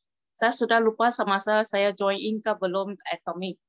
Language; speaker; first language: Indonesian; non-native, local second language; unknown